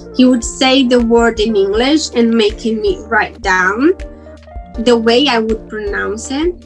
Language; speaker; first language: English; non-native, fluent; Portuguese